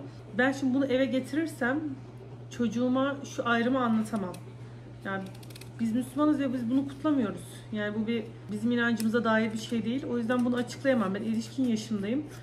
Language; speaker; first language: Turkish; native; Turkish